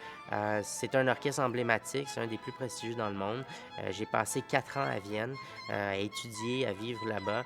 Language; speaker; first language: French; native; French